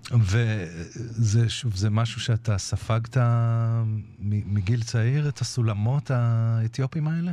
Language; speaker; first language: Hebrew; native; Hebrew